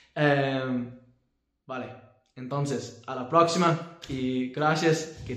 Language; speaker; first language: Spanish; non-native, learner; English